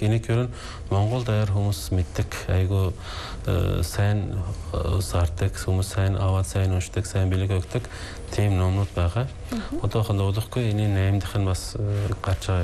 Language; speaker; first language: Mongolian; non-native, fluent; Turkish